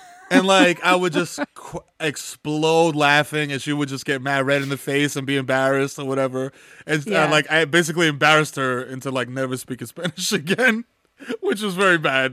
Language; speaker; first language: English; early bilingual, other home language; Spanish